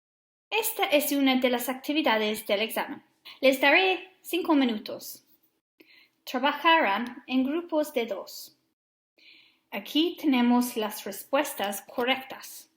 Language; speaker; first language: Spanish; non-native, learner; English